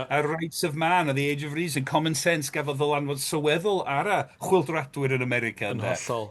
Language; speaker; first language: Welsh; native; Welsh